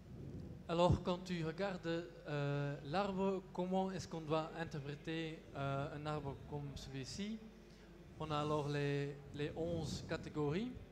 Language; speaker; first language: French; non-native, local second language; Dutch